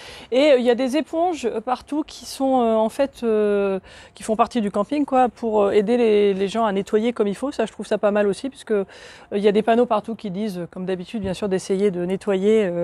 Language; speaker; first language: French; native; French